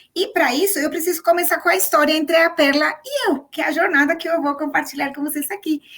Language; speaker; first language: Portuguese; non-native, fluent; Spanish